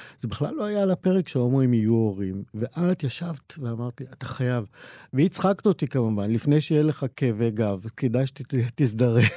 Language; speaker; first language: Hebrew; native; Hebrew